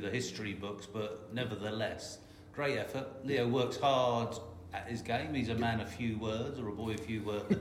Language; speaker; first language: English; native; English